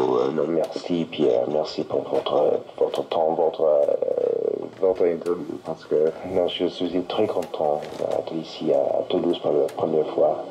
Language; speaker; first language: French; non-native, learner; English